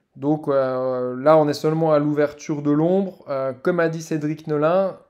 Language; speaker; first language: French; native; French